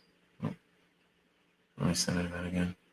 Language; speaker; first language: English; native; English